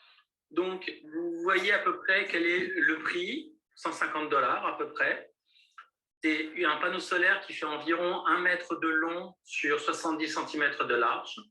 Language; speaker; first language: French; native; French